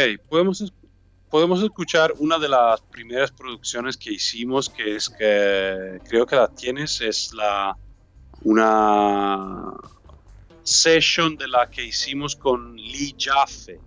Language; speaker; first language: Spanish; non-native, learner; Italian